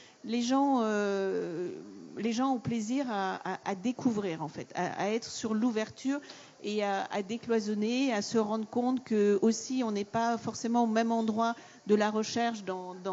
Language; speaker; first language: French; native; French